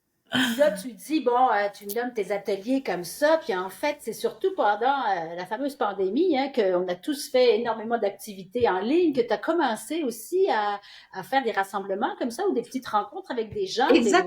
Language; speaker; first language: French; native; French